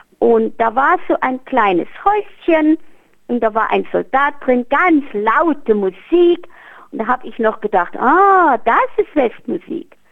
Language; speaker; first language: German; native; German